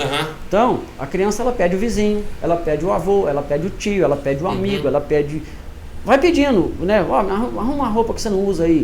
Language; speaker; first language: Portuguese; native; Portuguese